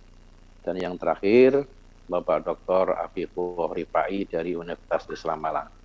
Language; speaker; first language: Indonesian; native; Indonesian